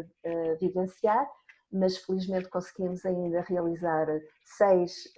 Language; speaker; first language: Portuguese; native; Portuguese